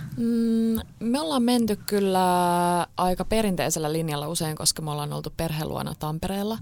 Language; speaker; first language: Finnish; native; Finnish